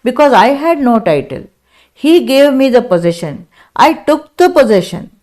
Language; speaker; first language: English; non-native, local second language; Kannada